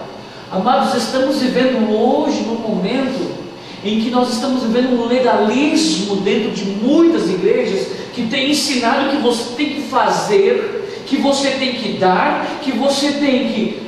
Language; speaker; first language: Portuguese; native; Portuguese